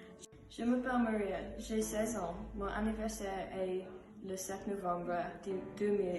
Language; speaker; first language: French; non-native, learner; English